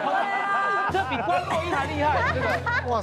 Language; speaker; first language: Chinese; native; Chinese